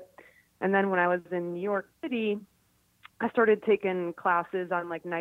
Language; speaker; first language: English; native; English